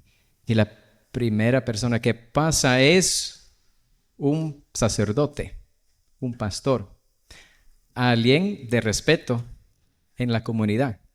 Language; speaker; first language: Spanish; non-native, fluent; English